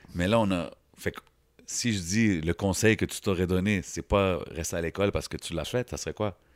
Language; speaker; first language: French; early bilingual, other home language; Arabic